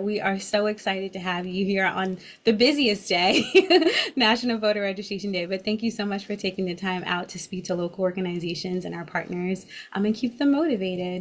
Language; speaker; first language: English; native; English